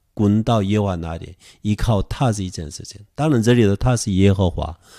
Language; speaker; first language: Chinese; non-native, fluent; Korean